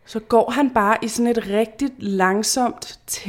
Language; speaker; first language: Danish; native; Danish